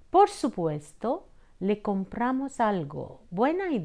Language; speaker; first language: Spanish; non-native, fluent; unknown